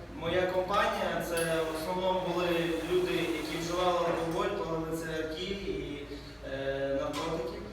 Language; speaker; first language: Ukrainian; native; Ukrainian